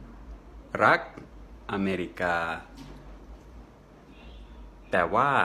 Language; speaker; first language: Thai; non-native, learner; English